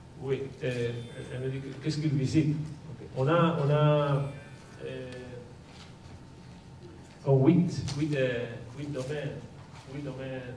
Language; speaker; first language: French; non-native, fluent; Basque